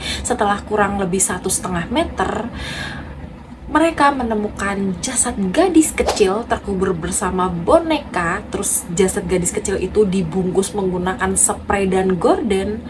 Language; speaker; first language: Indonesian; native; Indonesian